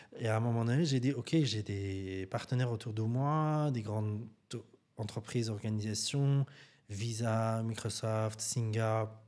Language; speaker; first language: French; non-native, fluent; Persian